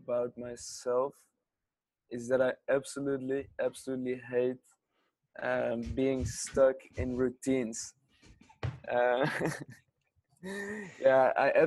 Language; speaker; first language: English; non-native, fluent; Dutch